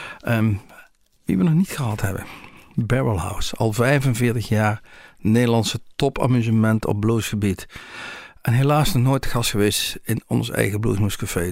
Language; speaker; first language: Dutch; native; Dutch